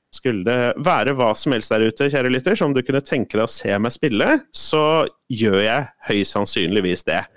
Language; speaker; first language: Norwegian; non-native, fluent; Spanish